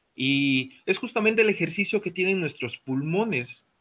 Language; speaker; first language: Spanish; native; Spanish